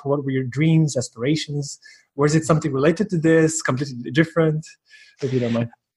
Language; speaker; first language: English; non-native, fluent; Portuguese